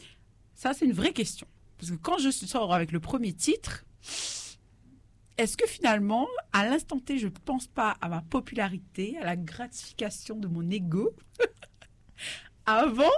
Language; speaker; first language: French; native; French